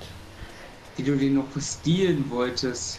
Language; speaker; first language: German; native; German